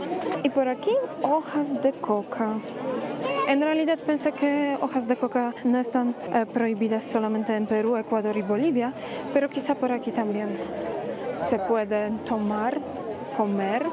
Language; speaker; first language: Spanish; non-native, fluent; Polish